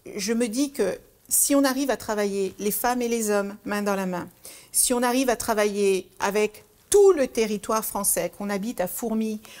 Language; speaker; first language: French; early bilingual, other home language; Kabuverdianu